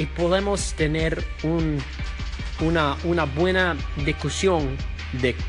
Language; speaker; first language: Spanish; early bilingual, heritage; Spanish